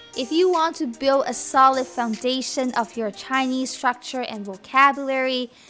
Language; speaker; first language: English; non-native, fluent; Chinese